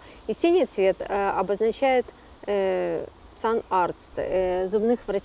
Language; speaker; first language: Russian; native; Russian